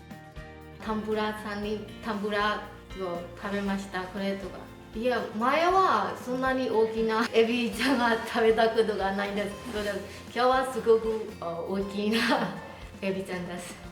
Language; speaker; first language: Japanese; non-native, learner; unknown